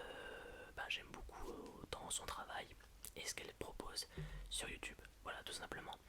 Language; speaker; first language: French; native; French